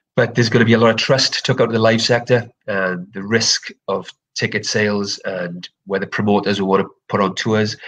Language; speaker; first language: English; native; English